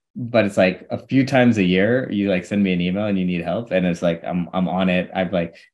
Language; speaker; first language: English; native; English